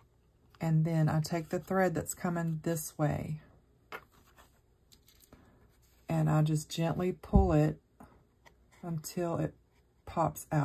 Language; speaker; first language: English; native; English